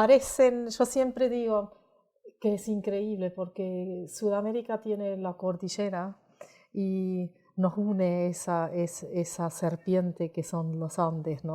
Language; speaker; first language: Spanish; native; Spanish